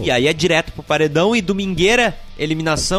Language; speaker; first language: Portuguese; native; Portuguese